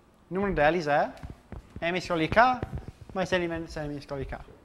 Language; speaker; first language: Portuguese; non-native, fluent; English